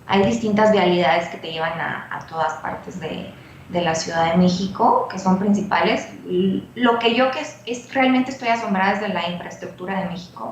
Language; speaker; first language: Spanish; native; Spanish